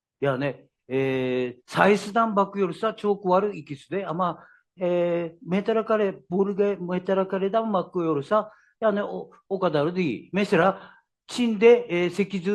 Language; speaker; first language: Turkish; non-native, learner; Japanese